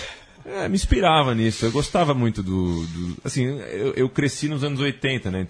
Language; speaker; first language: Portuguese; native; Portuguese